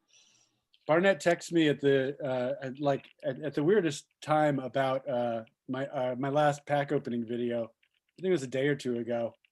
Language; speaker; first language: English; native; English